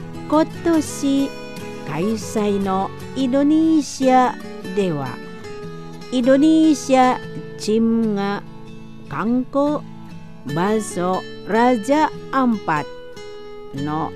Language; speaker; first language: Japanese; non-native, fluent; Indonesian